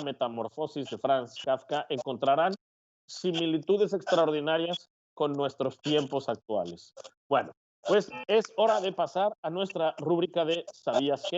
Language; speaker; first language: Spanish; native; Spanish